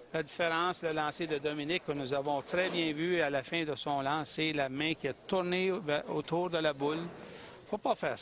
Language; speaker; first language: French; native; French